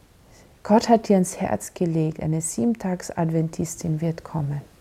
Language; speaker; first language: German; non-native, fluent; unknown